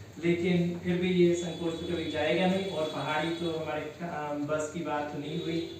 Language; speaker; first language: Hindi; non-native, fluent; English